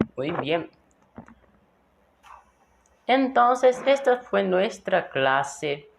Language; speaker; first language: Spanish; non-native, learner; Portuguese